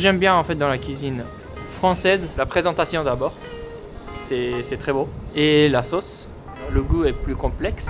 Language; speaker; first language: French; non-native, fluent; Japanese